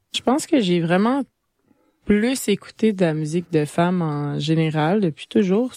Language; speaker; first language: French; native; French